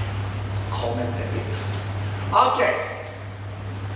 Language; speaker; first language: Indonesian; non-native, fluent; English